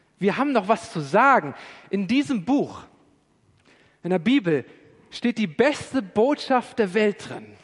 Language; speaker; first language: German; native; German